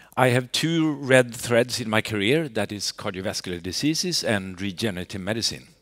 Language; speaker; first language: English; non-native, fluent; Swedish